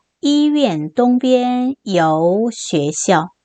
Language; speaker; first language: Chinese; non-native, fluent; Korean